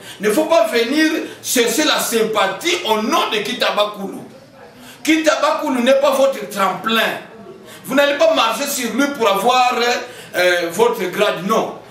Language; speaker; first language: French; non-native, local second language; Kongo